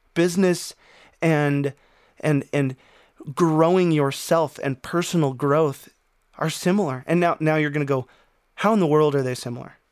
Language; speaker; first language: English; native; English